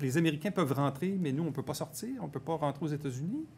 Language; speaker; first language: French; native; French